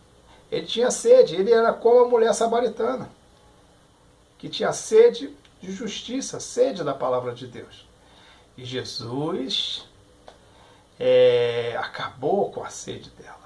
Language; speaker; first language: Portuguese; native; Portuguese